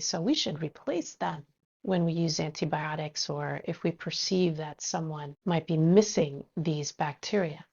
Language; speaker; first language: English; native; English